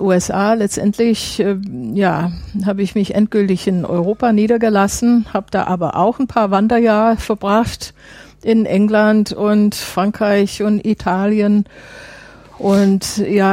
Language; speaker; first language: German; non-native, fluent; English